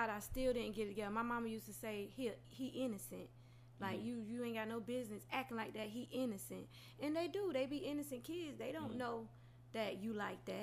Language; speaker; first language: English; native; English